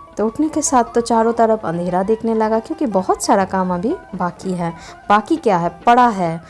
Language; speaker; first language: Hindi; non-native, local second language; Bangla